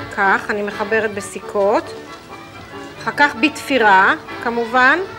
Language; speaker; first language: Hebrew; native; Hebrew